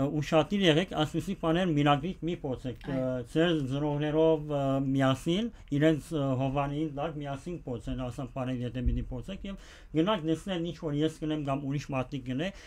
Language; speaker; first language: Armenian; early bilingual, heritage; Armenian